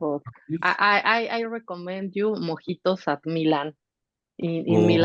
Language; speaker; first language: English; non-native, fluent; Spanish